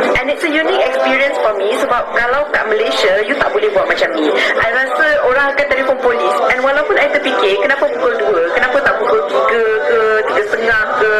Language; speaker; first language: Malay; native; Malay